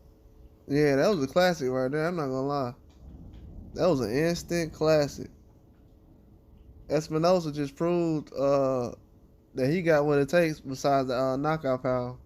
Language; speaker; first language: English; native; English